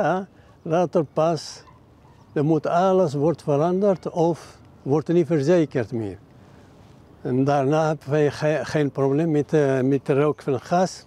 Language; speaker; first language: Dutch; non-native, learner; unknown